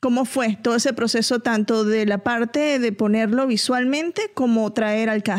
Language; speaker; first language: Spanish; native; Spanish